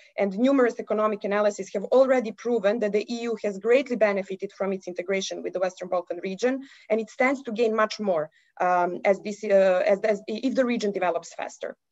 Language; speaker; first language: English; non-native, fluent; Serbian